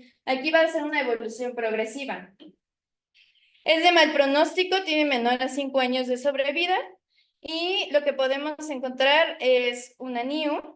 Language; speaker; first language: Spanish; native; Spanish